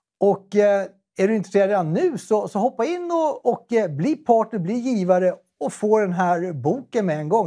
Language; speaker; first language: Swedish; native; Swedish